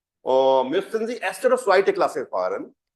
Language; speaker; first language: German; non-native, fluent; Hindi